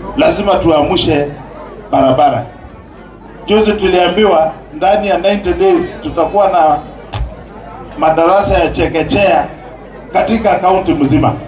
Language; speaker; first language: Swahili; non-native, local second language; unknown